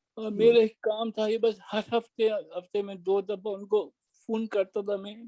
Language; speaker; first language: Urdu; native; Urdu